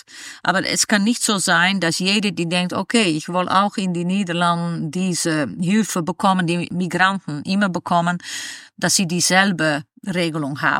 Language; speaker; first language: German; non-native, fluent; Dutch